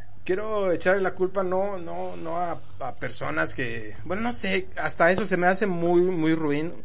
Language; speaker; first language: Spanish; native; Spanish